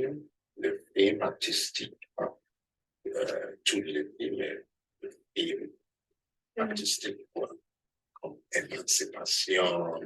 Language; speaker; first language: French; non-native, learner; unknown